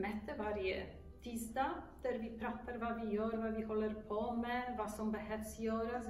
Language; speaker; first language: Swedish; non-native, fluent; Polish